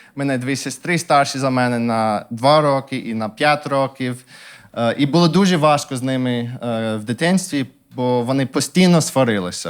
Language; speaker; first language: Ukrainian; non-native, fluent; English